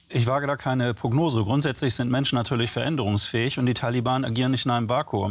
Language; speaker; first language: German; native; German